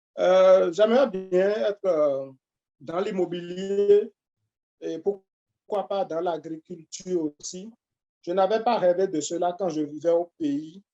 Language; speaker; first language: French; non-native, local second language; Fon